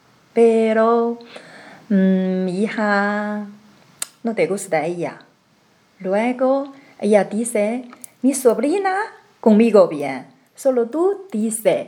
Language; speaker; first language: Spanish; non-native, learner; Chinese